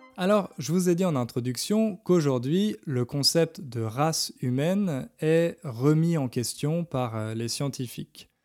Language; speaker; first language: French; native; French